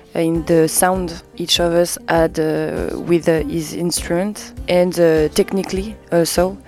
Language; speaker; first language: English; non-native, learner; French